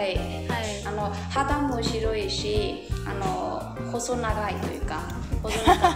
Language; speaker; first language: Japanese; non-native, fluent; Burmese